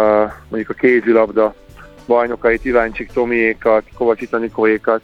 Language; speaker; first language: Hungarian; native; Hungarian